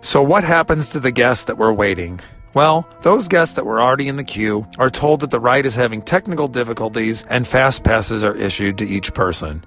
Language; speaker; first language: English; native; English